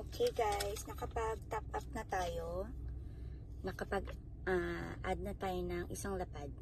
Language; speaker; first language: Filipino; native; Filipino